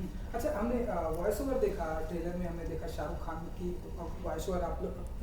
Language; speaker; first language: Hindi; native; Hindi